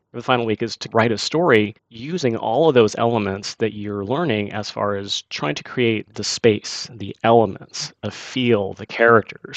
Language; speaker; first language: English; native; English